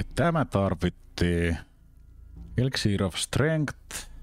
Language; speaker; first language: Finnish; native; Finnish